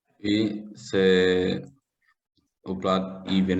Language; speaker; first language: French; non-native, learner; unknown